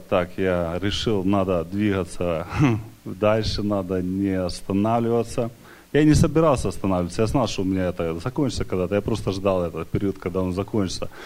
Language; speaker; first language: Russian; early bilingual, heritage; Russian